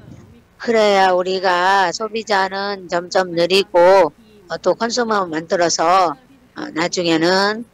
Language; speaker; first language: Korean; non-native, learner; Thai